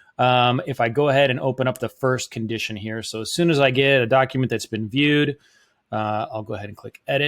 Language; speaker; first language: English; native; English